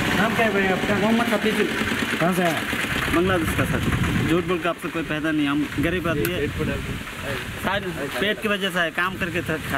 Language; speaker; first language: Hindi; non-native, learner; Bangla